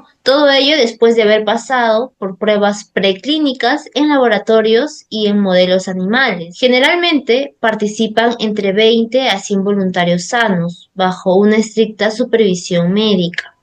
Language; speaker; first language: Spanish; native; Spanish